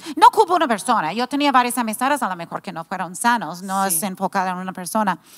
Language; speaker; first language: Spanish; non-native, fluent; English